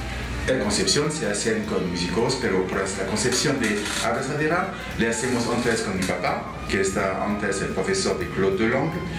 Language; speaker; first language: Spanish; non-native, learner; French